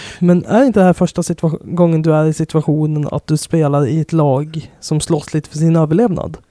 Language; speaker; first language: Swedish; native; Swedish